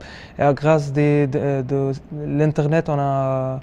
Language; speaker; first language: French; non-native, learner; Arabic